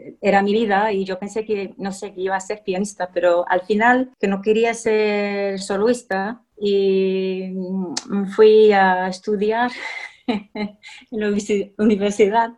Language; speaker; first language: Spanish; non-native, fluent; English